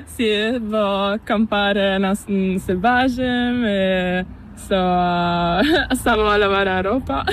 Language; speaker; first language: Spanish; non-native, learner; Italian